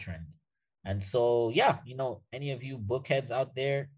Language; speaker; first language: English; non-native, fluent; Portuguese